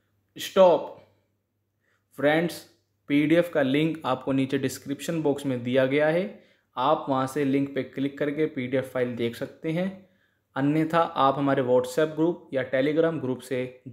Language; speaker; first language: Hindi; native; Hindi